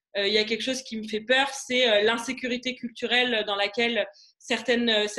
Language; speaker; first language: French; non-native, local second language; Arabic